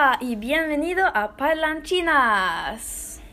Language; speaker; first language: Spanish; non-native, learner; Norwegian